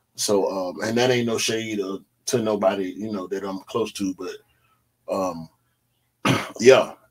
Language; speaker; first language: English; native; English